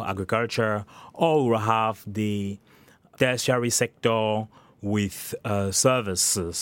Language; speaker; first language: English; non-native, local second language; French